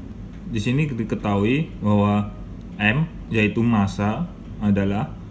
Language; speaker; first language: Indonesian; native; Indonesian